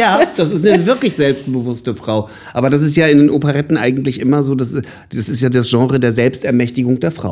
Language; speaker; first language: German; native; German